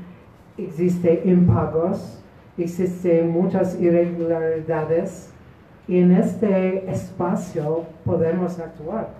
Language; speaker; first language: Spanish; non-native, fluent; Polish